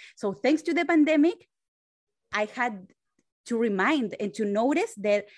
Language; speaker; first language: English; non-native, fluent; Spanish